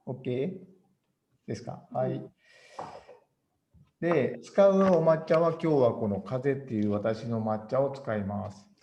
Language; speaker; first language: Japanese; native; Japanese